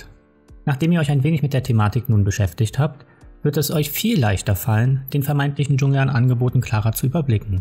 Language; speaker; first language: German; native; German